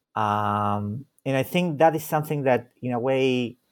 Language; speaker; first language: English; non-native, fluent; Spanish